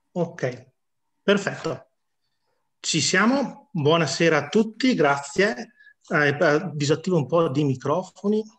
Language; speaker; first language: Italian; native; Italian